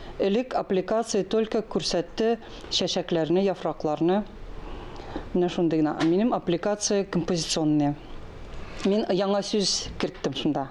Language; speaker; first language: Tatar; non-native, local second language; Russian